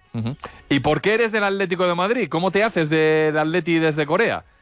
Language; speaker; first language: Spanish; native; Spanish